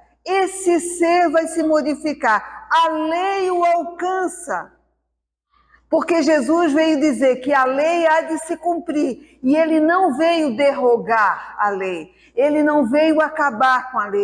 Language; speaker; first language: Portuguese; native; Portuguese